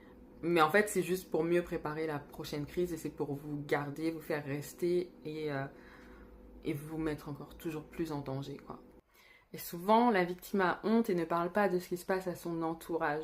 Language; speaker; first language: French; native; French